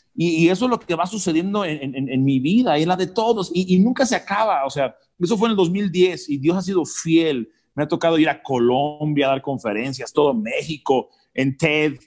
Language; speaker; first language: Spanish; early bilingual, other home language; English